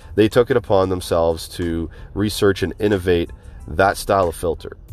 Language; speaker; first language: English; native; English